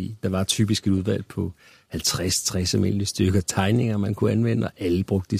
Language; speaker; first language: Danish; native; Danish